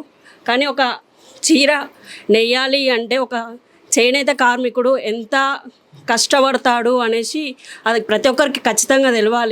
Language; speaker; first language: Telugu; native; Telugu